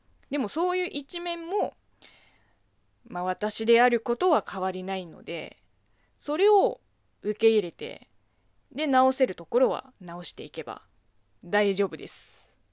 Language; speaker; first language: Japanese; non-native, fluent; Chinese